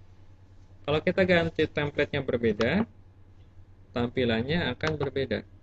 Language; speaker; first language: Indonesian; native; Indonesian